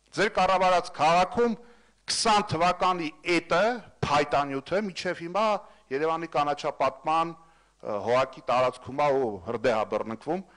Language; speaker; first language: Armenian; native; Armenian